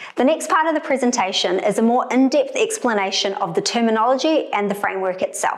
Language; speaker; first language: English; native; English